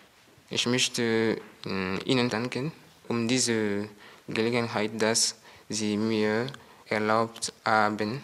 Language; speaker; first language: German; non-native, learner; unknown